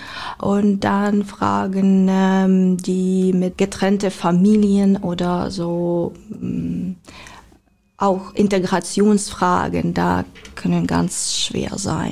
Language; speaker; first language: German; non-native, learner; Ukrainian